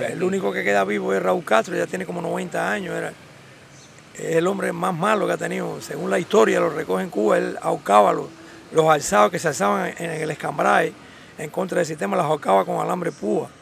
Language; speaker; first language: Spanish; native; Spanish